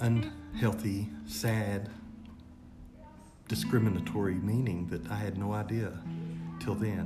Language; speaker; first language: English; native; English